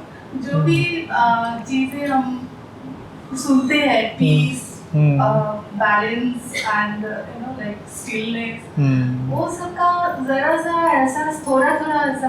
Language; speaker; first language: Hindi; non-native, local second language; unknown